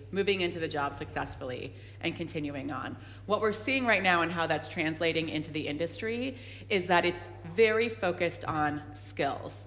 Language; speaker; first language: English; native; English